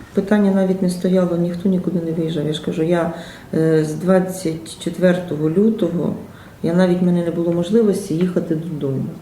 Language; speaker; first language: Ukrainian; native; Ukrainian